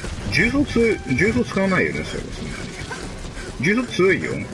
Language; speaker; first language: Japanese; native; Japanese